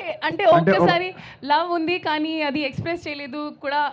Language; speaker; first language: Telugu; non-native, local second language; Hindi